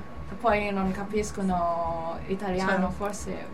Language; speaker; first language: Italian; non-native, learner; Cantonese